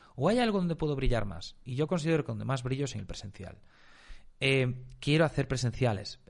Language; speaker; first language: Spanish; native; Spanish